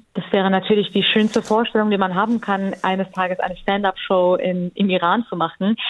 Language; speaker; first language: German; early bilingual, other home language; Persian